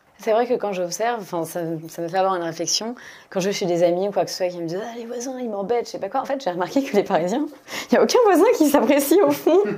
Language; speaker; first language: French; native; French